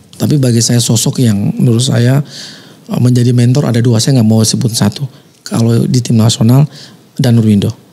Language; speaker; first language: Indonesian; native; Indonesian